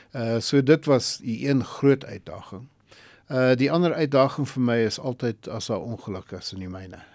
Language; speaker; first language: Afrikaans; non-native, local second language; English